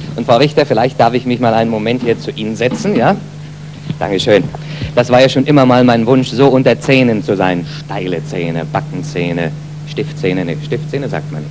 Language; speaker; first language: German; native; German